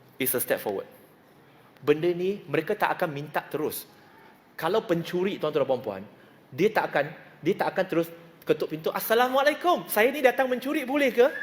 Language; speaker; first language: Malay; non-native, local second language; Chinese